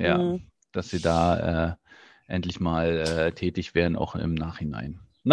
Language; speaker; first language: German; native; German